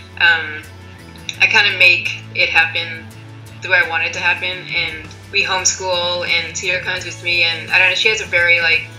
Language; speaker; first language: English; native; English